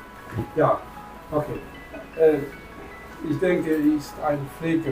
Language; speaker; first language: German; non-native, fluent; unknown